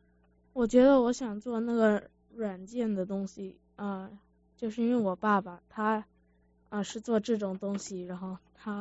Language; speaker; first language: Chinese; early bilingual, heritage; Chinese